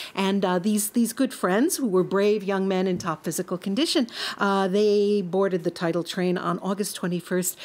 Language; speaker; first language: English; native; English